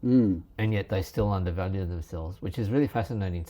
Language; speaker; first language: English; native; English